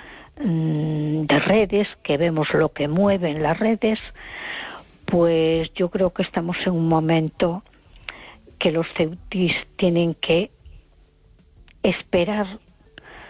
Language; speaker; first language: Spanish; native; Spanish